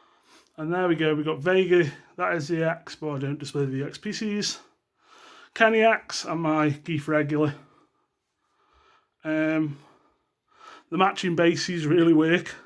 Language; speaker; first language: English; native; English